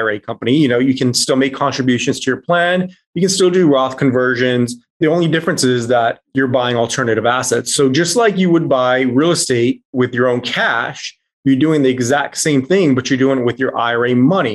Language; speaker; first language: English; native; English